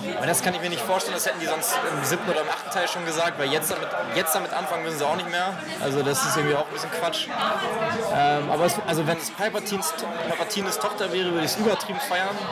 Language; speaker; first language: German; native; German